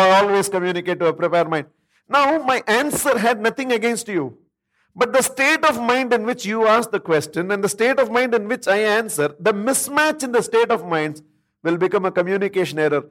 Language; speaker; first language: English; non-native, local second language; Tamil